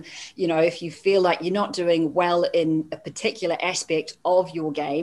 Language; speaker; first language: English; native; English